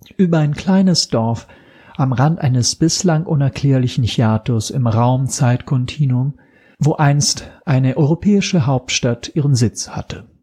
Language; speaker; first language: German; non-native, fluent; Italian